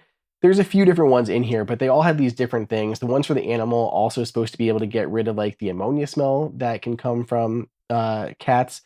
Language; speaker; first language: English; native; English